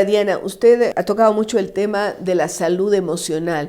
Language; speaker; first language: Spanish; native; Spanish